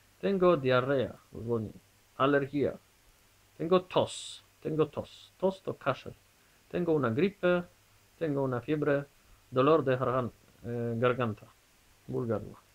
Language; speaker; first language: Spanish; non-native, fluent; Polish